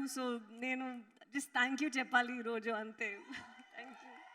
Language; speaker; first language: Telugu; non-native, fluent; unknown